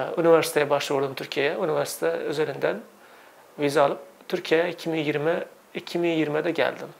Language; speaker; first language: Turkish; non-native, fluent; Uzbek